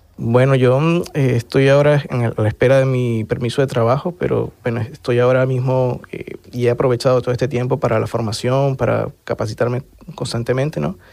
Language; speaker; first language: Spanish; native; Spanish